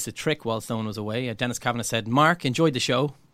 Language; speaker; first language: English; native; English